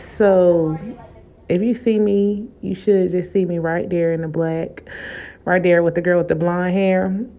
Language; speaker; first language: English; native; English